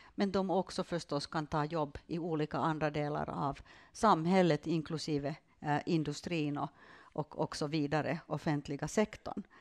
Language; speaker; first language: Swedish; non-native, fluent; Finnish